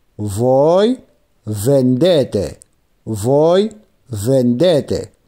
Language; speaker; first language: Italian; non-native, fluent; Arabic